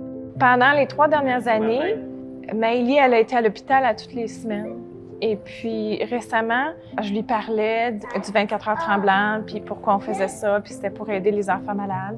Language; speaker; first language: French; native; French